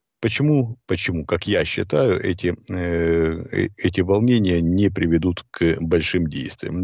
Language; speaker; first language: Russian; native; Russian